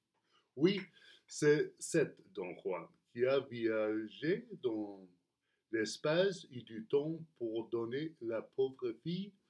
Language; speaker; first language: French; non-native, fluent; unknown